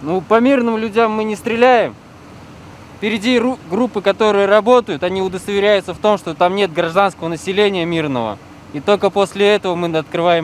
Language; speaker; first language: Russian; native; Russian